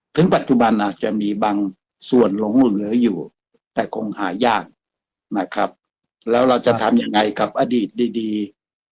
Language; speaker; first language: Thai; native; Thai